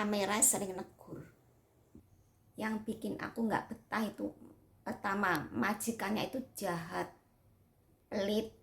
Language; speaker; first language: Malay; non-native, local second language; Javanese